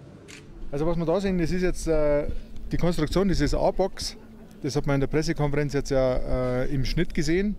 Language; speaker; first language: German; native; German